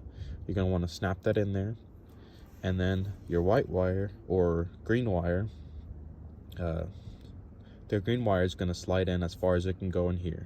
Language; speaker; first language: English; native; English